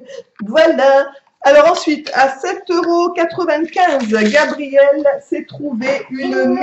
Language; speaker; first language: French; native; French